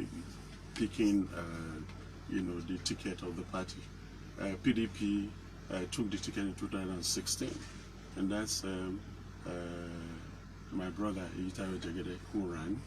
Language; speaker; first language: English; non-native, local second language; Yoruba